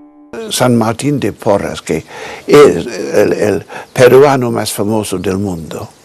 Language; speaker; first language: Spanish; non-native, fluent; English